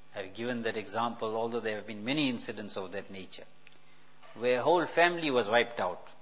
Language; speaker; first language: English; native; English